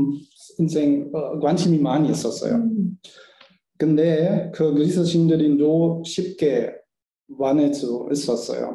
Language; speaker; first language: Korean; non-native, learner; German